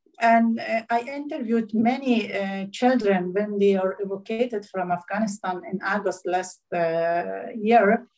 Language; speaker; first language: English; non-native, learner; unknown